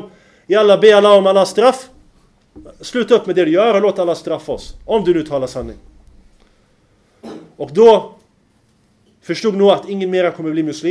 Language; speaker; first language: Swedish; non-native, fluent; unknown